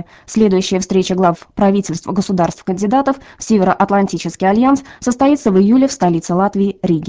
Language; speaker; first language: Russian; native; Russian